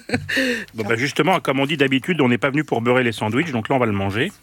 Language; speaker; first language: French; native; French